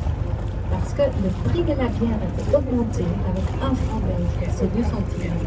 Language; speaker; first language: French; non-native, local second language; Dutch